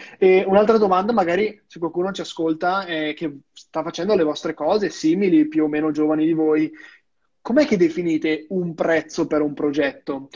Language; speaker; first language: Italian; native; Italian